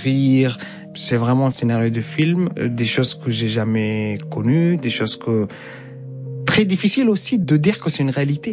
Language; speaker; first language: French; non-native, fluent; Arabic